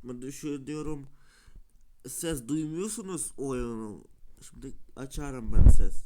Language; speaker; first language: Turkish; non-native, learner; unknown